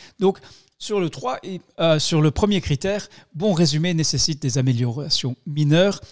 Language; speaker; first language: French; native; French